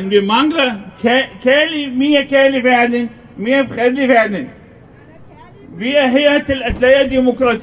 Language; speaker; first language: Danish; non-native, learner; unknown